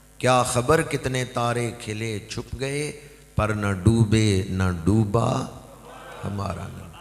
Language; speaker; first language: Urdu; non-native, local second language; Punjabi